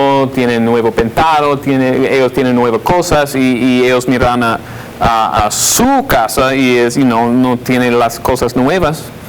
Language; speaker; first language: Spanish; non-native, fluent; English